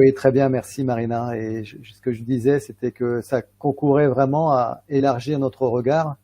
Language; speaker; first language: French; native; French